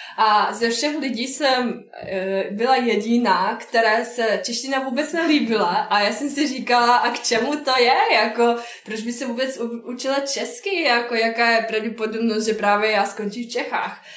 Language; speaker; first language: Czech; non-native, fluent; Bosnian